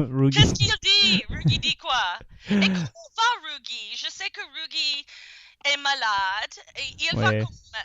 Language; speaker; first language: French; non-native, fluent; English